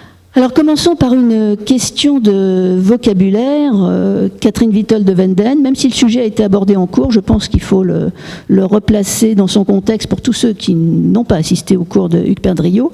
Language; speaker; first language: French; native; French